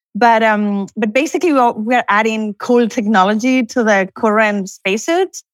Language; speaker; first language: English; non-native, fluent; Spanish